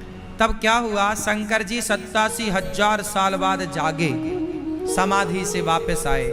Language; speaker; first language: Hindi; native; Hindi